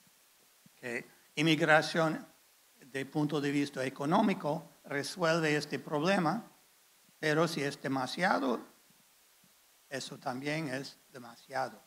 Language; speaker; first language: Spanish; non-native, fluent; English